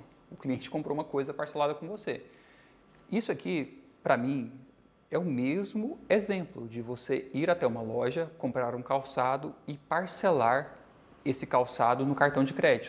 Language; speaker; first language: Portuguese; native; Portuguese